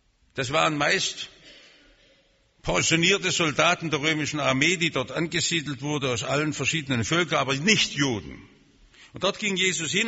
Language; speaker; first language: German; native; German